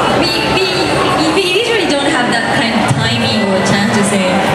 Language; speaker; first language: English; non-native, fluent; Japanese